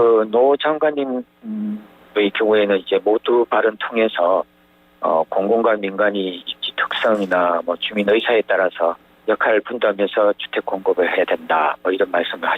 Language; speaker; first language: Korean; native; Korean